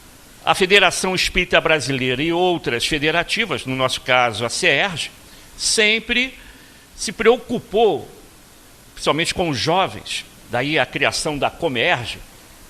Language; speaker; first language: Portuguese; native; Portuguese